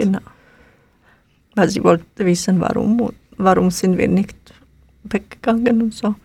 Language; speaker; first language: German; non-native, learner; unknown